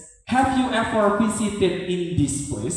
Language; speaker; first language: English; non-native, learner; Indonesian